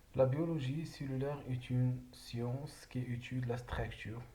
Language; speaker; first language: French; non-native, local second language; Arabic